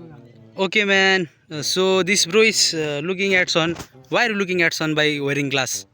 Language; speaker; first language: English; non-native, learner; Nepali